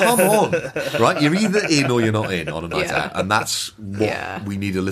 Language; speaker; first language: English; native; English